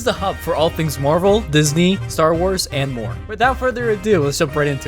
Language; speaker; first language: English; native; English